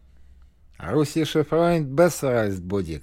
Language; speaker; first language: German; non-native, learner; Russian